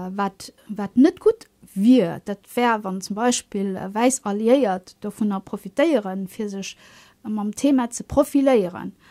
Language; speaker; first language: Luxembourgish; early bilingual, other home language; Kabuverdianu